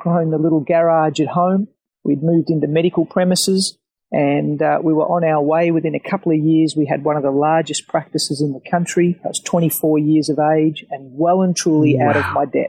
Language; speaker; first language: English; native; English